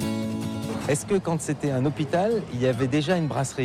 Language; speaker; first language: French; native; French